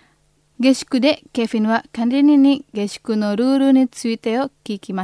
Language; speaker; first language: Japanese; non-native, fluent; Indonesian